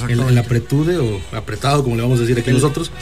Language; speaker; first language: Spanish; native; Spanish